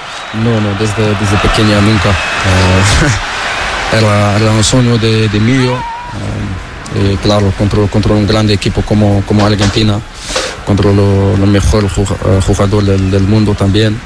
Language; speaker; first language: Spanish; non-native, learner; Portuguese